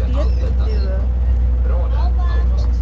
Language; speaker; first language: Swedish; native; Swedish